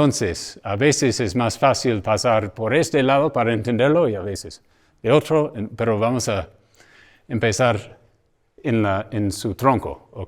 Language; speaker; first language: Spanish; non-native, fluent; English